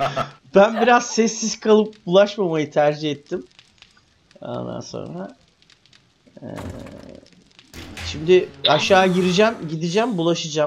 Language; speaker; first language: Turkish; native; Turkish